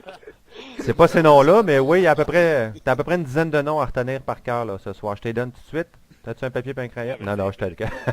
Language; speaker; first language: French; native; French